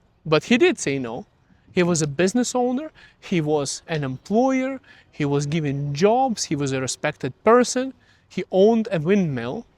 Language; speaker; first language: English; early bilingual, other home language; Russian